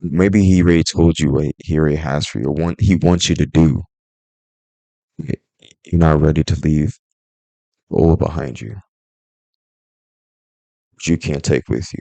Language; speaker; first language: English; native; English